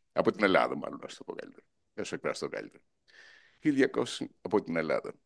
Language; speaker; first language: Greek; non-native, local second language; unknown